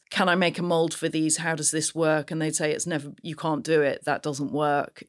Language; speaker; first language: English; native; English